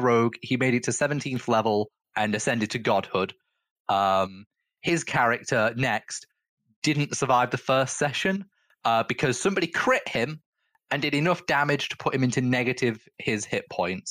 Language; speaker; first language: English; native; English